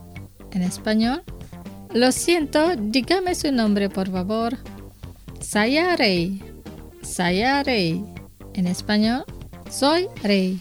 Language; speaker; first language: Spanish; non-native, fluent; Indonesian